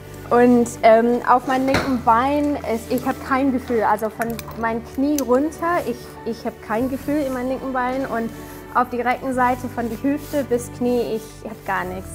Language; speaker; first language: German; non-native, learner; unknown